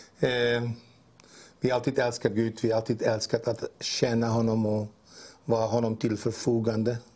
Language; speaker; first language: Swedish; non-native, fluent; Dutch